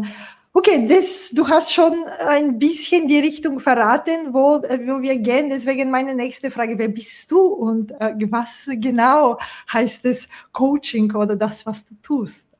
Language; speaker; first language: German; non-native, fluent; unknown